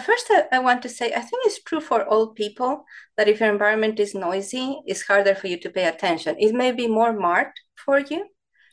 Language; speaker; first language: English; non-native, fluent; Spanish